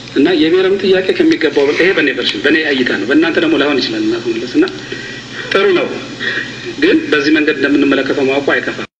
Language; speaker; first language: Amharic; native; Amharic